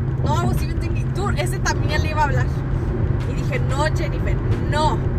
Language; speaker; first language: Spanish; early bilingual, heritage; Spanish